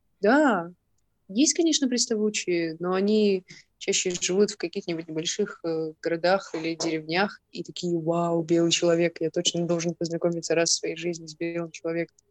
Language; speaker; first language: Russian; native; Russian